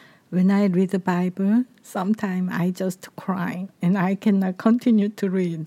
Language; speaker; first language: English; non-native, learner; Korean